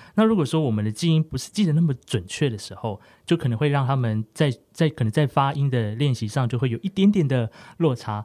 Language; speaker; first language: Chinese; non-native, local second language; Amis